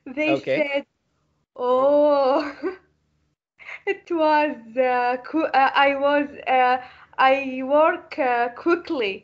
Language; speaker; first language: English; non-native, learner; Arabic